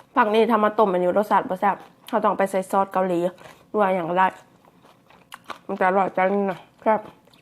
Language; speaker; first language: Thai; native; Thai